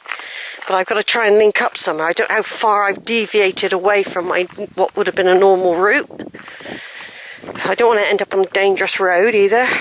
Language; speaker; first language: English; native; English